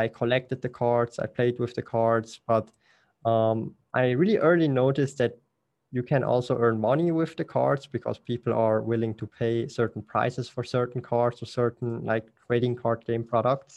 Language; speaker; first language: English; non-native, fluent; Swiss German